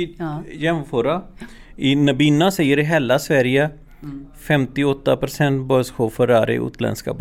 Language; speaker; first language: Swedish; non-native, learner; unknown